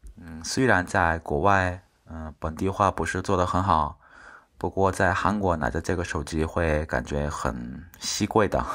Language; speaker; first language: Chinese; non-native, fluent; Korean